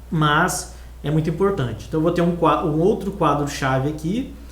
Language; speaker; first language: Portuguese; native; Portuguese